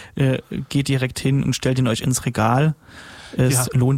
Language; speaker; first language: German; native; German